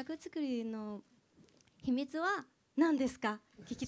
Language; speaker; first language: Japanese; non-native, learner; Chinese